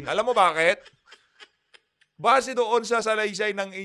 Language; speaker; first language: Filipino; native; Filipino